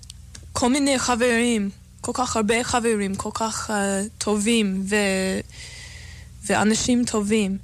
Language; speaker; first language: Hebrew; non-native, learner; English